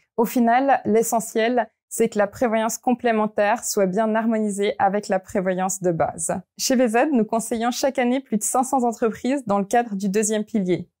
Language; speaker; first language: French; native; French